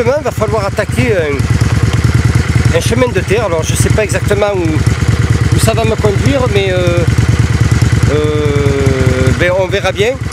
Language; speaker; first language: French; native; French